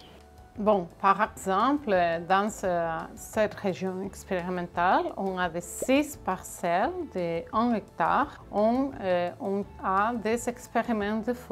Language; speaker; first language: French; non-native, fluent; Catalan